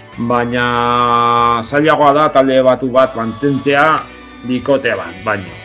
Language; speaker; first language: Basque; non-native, local second language; Spanish